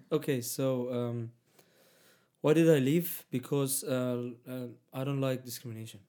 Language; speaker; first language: English; non-native, fluent; Arabic